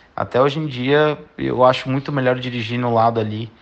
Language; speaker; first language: Portuguese; native; Portuguese